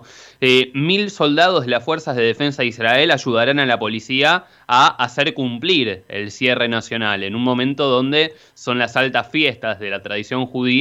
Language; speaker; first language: Spanish; native; Spanish